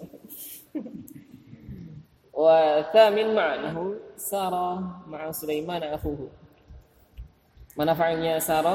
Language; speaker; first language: Arabic; non-native, fluent; Indonesian